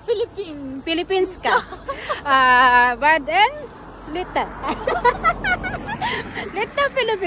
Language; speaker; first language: Arabic; non-native, learner; Filipino